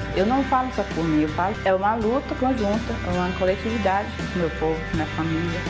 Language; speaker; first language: Portuguese; non-native, local second language; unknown